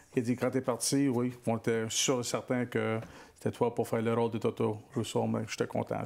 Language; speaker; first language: French; native; French